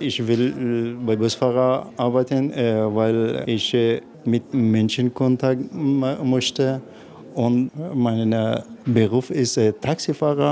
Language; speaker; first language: German; non-native, learner; Arabic